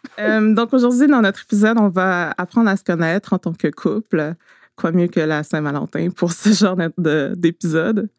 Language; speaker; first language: French; native; French